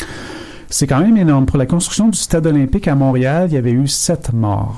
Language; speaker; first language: French; native; French